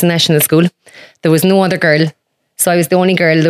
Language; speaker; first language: English; native; English